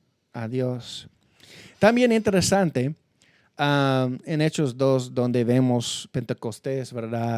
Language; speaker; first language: Spanish; non-native, fluent; English